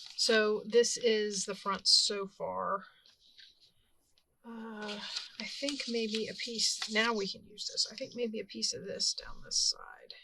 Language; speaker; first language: English; native; English